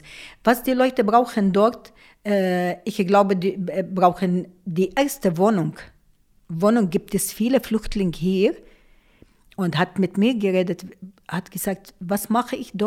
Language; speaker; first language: German; non-native, local second language; Arabic